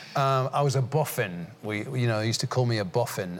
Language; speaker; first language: English; native; English